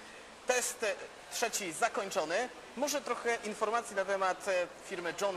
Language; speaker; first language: Polish; native; Polish